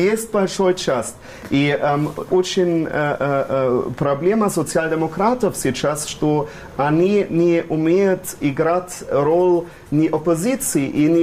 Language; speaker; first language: Russian; non-native, fluent; German